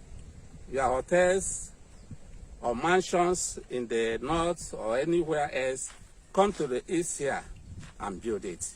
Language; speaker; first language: English; non-native, local second language; Igbo